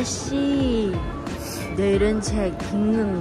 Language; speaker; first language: Korean; non-native, learner; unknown